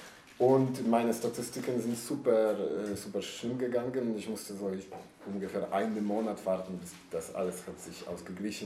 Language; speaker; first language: German; non-native, learner; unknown